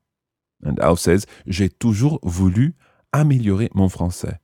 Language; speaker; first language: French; non-native, fluent; English